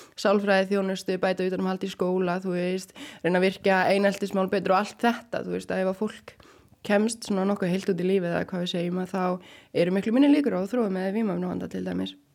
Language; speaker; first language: Icelandic; native; Icelandic